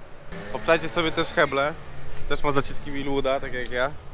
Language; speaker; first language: Polish; native; Polish